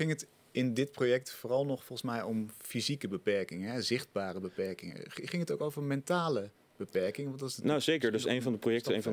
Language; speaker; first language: Dutch; native; Dutch